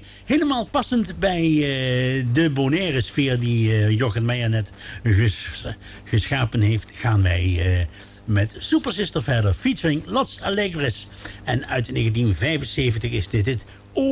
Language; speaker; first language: Dutch; native; Dutch